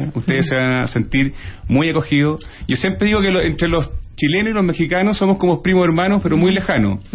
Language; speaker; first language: Spanish; native; Spanish